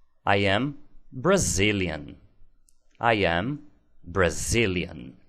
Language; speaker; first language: English; non-native, fluent; Portuguese